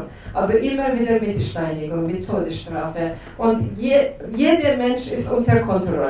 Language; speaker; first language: German; non-native, fluent; Persian